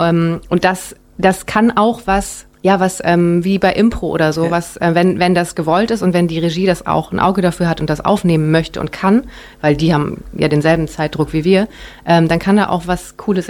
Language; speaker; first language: German; native; German